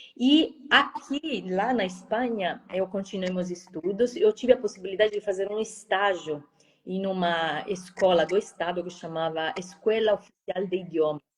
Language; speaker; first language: Portuguese; non-native, fluent; Italian